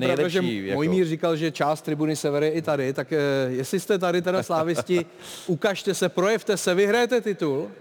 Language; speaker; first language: Czech; native; Czech